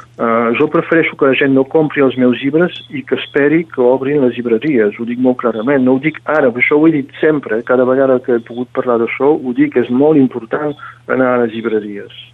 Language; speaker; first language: Catalan; native; Catalan